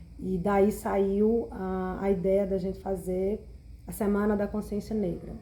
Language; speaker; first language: Portuguese; native; Portuguese